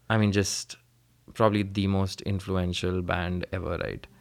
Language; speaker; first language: English; non-native, local second language; Hindi